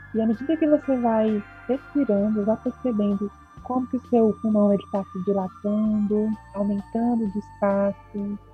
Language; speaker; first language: Portuguese; native; Portuguese